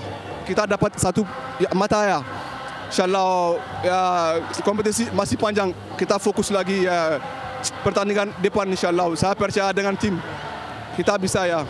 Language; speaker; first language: Indonesian; non-native, learner; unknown